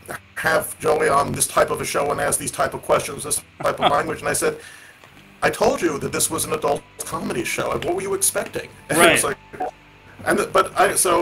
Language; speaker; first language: English; native; English